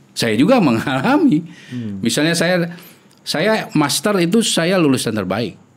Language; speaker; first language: Indonesian; non-native, local second language; Sundanese